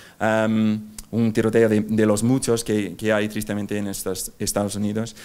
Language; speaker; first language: Spanish; non-native, fluent; English